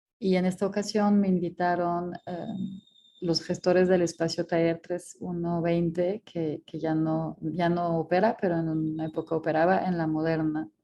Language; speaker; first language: Spanish; non-native, fluent; French